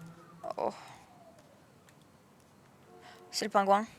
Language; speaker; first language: French; native; French